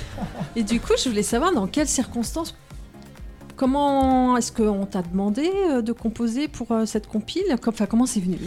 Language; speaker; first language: French; native; French